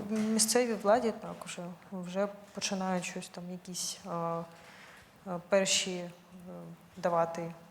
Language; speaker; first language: Ukrainian; non-native, local second language; Crimean Tatar